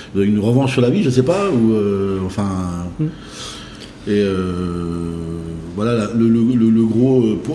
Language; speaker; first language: French; native; French